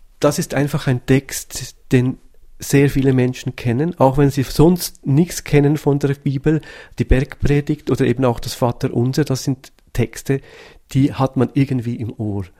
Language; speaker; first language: German; native; German